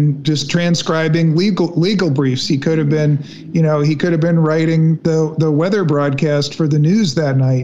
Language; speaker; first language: English; native; English